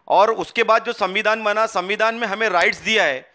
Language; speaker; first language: Hindi; non-native, local second language; Urdu